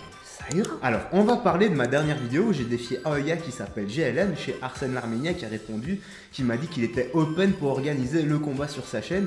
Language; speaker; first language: French; native; French